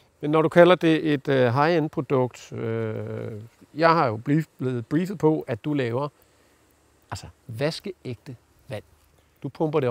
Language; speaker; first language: Danish; native; Danish